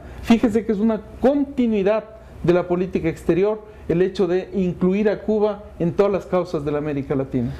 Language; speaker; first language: Spanish; native; Spanish